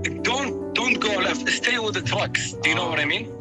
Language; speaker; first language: English; non-native, fluent; Arabic